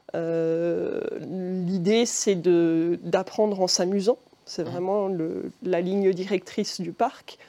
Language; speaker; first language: French; native; French